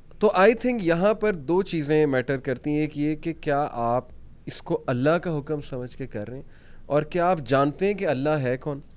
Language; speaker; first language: Urdu; native; Urdu